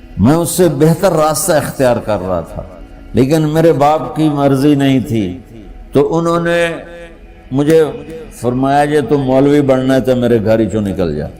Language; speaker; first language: Urdu; non-native, local second language; Punjabi